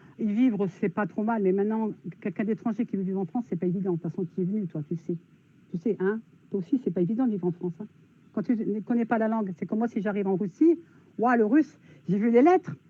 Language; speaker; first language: French; native; French